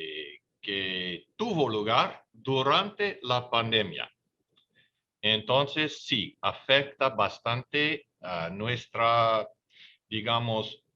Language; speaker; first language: Spanish; non-native, fluent; English